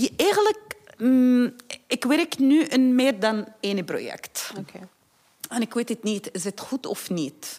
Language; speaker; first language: Dutch; non-native, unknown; Arabic